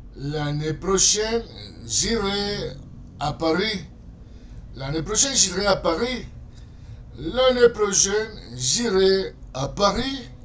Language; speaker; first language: French; non-native, fluent; Spanish